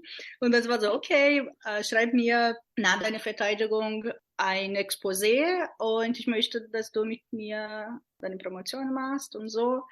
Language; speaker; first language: German; non-native, fluent; Portuguese